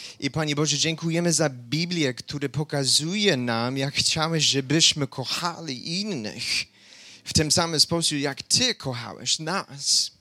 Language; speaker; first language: Polish; non-native, fluent; English